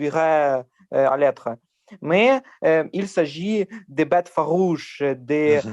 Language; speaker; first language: French; non-native, learner; Ukrainian